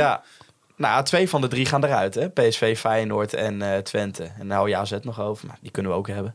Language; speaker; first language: Dutch; native; Dutch